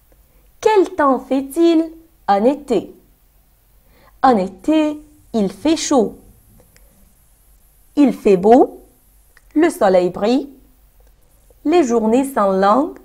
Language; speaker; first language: French; non-native, fluent; Arabic